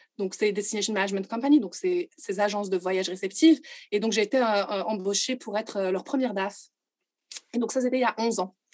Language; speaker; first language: French; non-native, local second language; Arabic